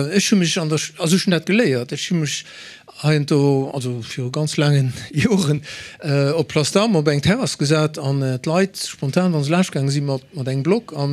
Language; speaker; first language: Luxembourgish; native; Luxembourgish